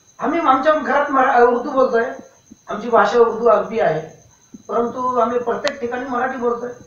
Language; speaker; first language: Marathi; non-native, local second language; Urdu